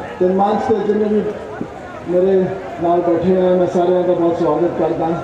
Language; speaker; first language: Punjabi; non-native, local second language; Hindi